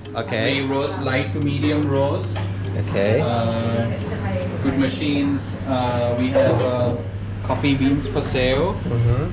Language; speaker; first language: English; non-native, local second language; Sinhala